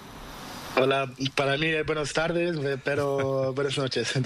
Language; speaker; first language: Spanish; non-native, learner; Portuguese